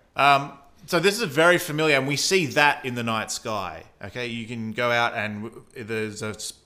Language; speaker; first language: English; native; English